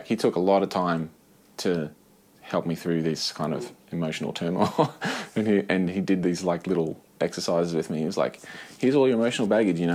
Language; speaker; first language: English; native; English